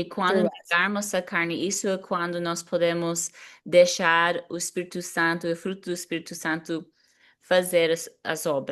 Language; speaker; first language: Portuguese; non-native, fluent; English